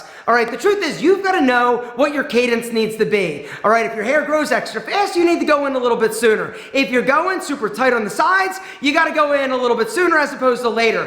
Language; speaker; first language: English; native; English